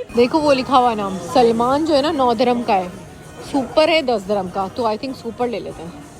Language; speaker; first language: Urdu; native; Urdu